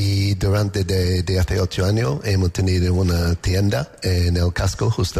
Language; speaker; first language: Spanish; non-native, learner; English